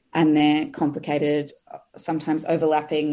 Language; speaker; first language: English; native; English